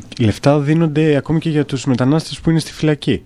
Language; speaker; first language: Greek; native; Greek